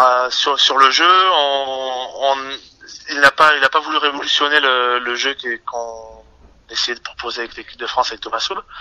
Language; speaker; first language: French; native; French